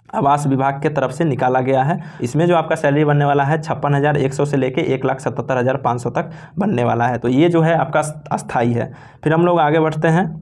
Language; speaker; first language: Hindi; native; Hindi